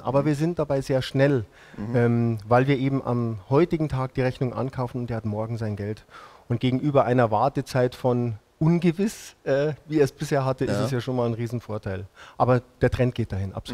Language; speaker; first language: German; native; German